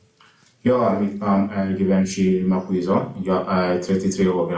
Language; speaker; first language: Swedish; early bilingual, other home language; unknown